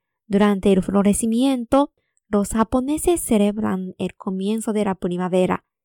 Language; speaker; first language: Spanish; non-native, fluent; Japanese